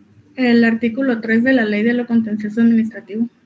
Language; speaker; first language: Spanish; native; Spanish